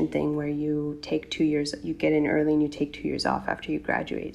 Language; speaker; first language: English; native; English